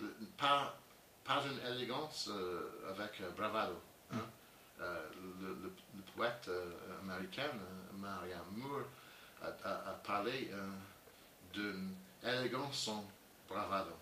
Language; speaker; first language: French; non-native, learner; English